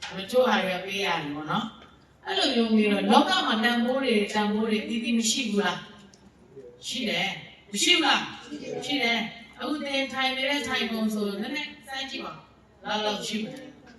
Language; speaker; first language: Burmese; native; Burmese